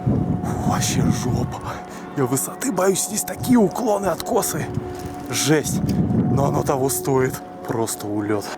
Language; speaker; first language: Russian; native; Russian